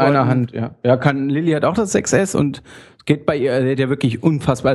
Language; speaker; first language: German; native; German